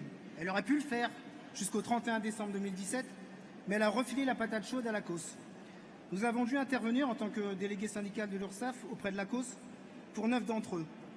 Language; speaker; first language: French; native; French